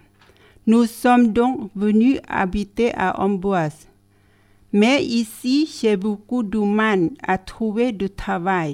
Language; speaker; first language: French; non-native, learner; Thai